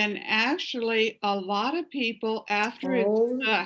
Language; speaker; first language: English; native; English